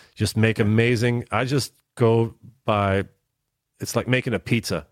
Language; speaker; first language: English; non-native, fluent; Dutch